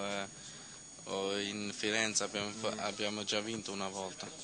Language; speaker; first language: Italian; non-native, learner; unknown